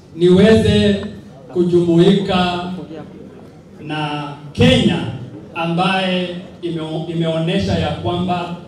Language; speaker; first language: Swahili; native; Swahili